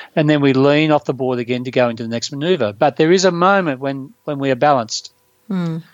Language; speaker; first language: English; native; English